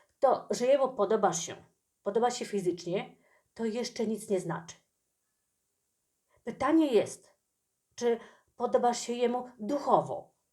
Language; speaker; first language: Polish; native; Polish